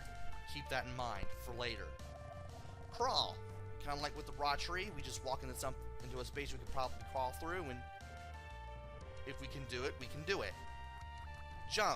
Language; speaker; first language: English; native; English